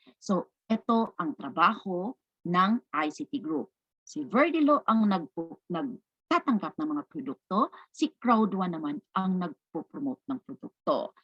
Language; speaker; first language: Filipino; non-native, local second language; Cebuano